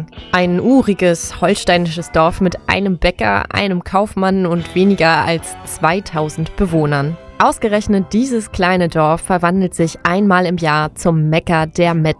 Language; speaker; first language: German; native; German